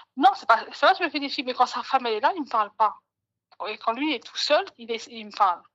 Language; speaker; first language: French; early bilingual, other home language; Arabic